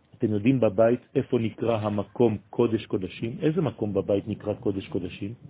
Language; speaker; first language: Hebrew; non-native, fluent; French